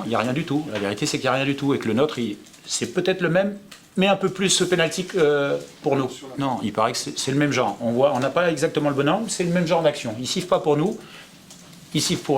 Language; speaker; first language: French; native; French